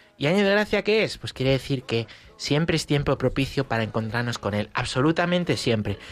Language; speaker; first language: Spanish; native; Spanish